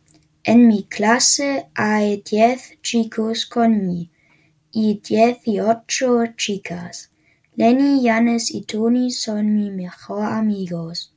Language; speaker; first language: Spanish; non-native, learner; German